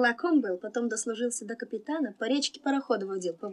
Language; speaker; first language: Russian; native; Russian